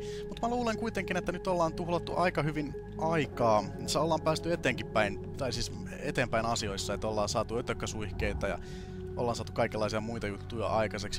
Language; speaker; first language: Finnish; native; Finnish